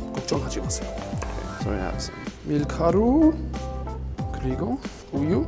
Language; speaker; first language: Korean; non-native, learner; English